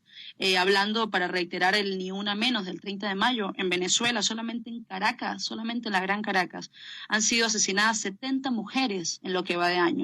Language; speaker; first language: Spanish; native; Spanish